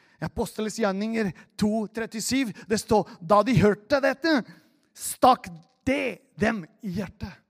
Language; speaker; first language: Norwegian; non-native, fluent; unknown